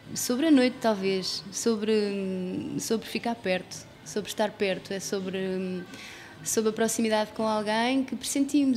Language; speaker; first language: Portuguese; native; Portuguese